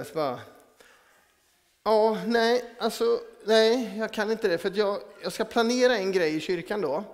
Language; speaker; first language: Swedish; native; Swedish